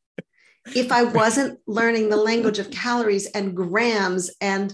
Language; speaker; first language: English; native; English